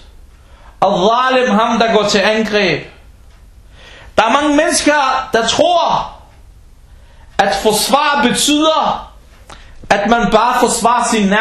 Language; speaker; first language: Danish; early bilingual, other home language; Arabic